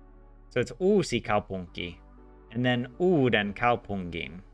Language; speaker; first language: Finnish; non-native, learner; English